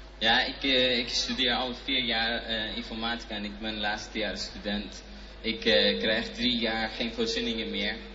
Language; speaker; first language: Dutch; non-native, fluent; Persian